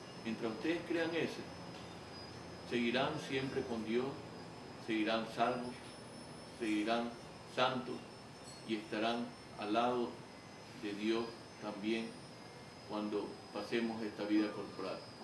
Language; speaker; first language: Spanish; native; Spanish